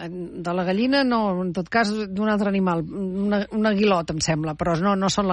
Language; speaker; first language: Catalan; native; Catalan